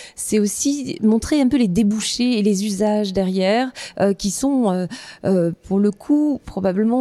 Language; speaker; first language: French; native; French